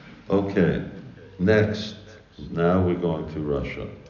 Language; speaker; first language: English; early bilingual, other home language; Hungarian